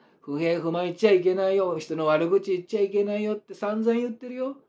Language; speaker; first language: Japanese; native; Japanese